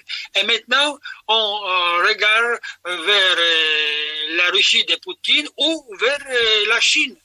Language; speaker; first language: French; non-native, fluent; Polish